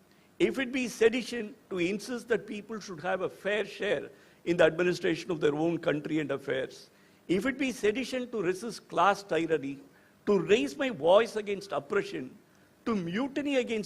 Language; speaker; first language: English; non-native, local second language; Tamil